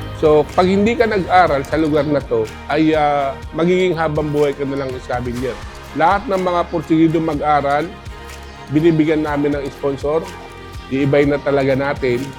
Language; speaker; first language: Filipino; native; Filipino